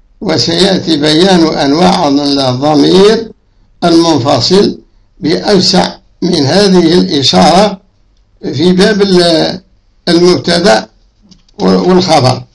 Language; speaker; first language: Arabic; native; Arabic